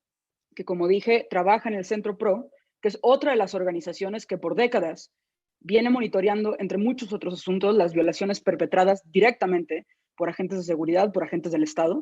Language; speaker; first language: Spanish; native; Spanish